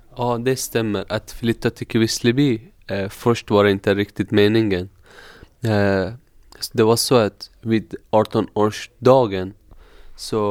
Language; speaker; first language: Swedish; non-native, fluent; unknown